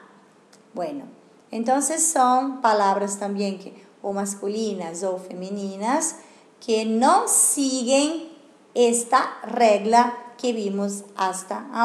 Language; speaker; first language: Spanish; non-native, fluent; Portuguese